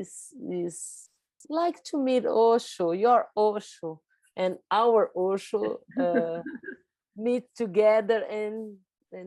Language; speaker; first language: English; non-native, learner; German